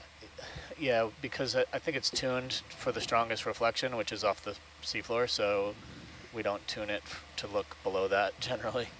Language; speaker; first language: English; native; English